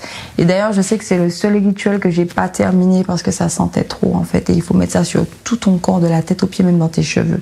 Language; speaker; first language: French; native; French